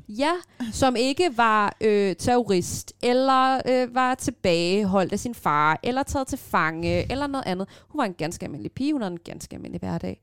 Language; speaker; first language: Danish; early bilingual, other home language; Persian